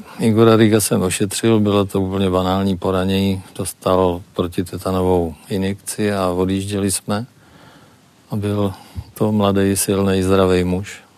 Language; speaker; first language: Czech; native; Czech